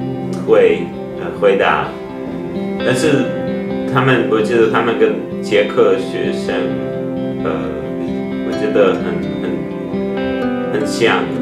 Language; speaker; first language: Chinese; non-native, fluent; Czech